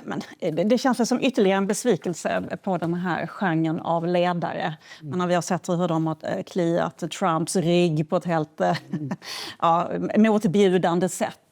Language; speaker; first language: Swedish; native; Swedish